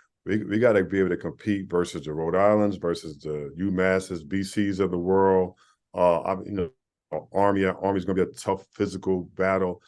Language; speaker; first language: English; native; English